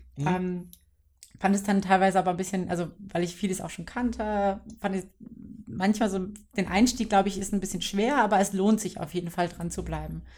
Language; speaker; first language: German; native; German